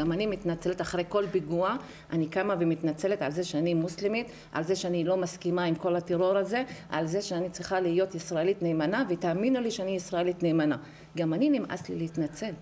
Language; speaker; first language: Hebrew; non-native, local second language; Arabic